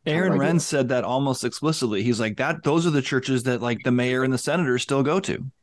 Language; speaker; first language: English; native; English